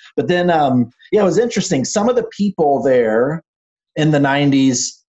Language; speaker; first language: English; native; English